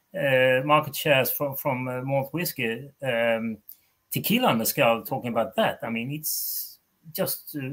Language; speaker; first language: English; non-native, fluent; Swedish